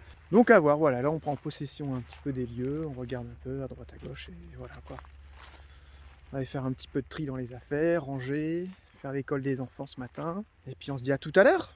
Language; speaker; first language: French; native; French